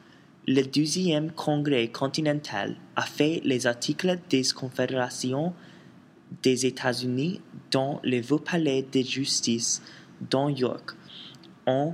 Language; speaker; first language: French; non-native, learner; English